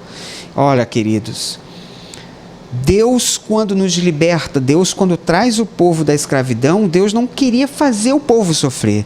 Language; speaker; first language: Portuguese; native; Portuguese